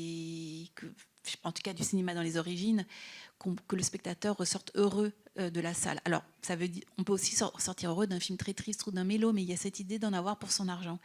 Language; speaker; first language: French; native; French